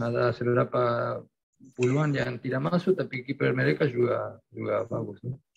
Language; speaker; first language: Indonesian; non-native, fluent; Spanish